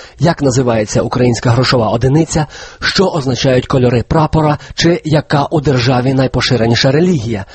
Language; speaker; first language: Ukrainian; native; Ukrainian